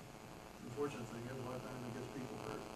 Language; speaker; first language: English; native; English